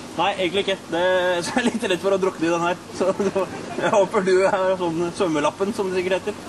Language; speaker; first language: Norwegian; early bilingual, other home language; Urdu